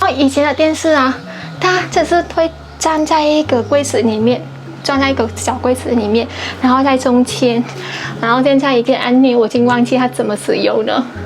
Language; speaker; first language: Chinese; non-native, fluent; Vietnamese